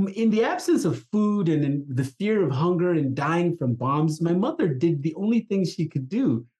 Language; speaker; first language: English; non-native, local second language; Igbo